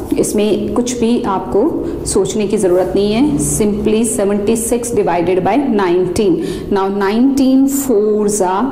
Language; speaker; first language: Hindi; non-native, local second language; Punjabi